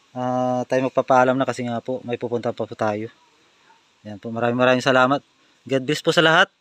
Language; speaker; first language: Filipino; native; Filipino